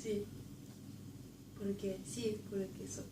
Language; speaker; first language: Spanish; non-native, learner; Japanese